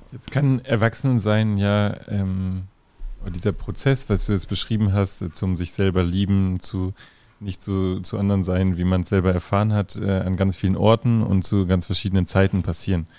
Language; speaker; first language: German; native; German